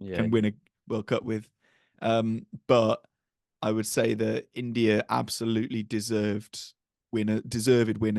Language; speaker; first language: English; native; English